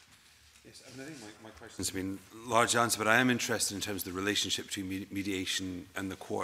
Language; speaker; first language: English; native; English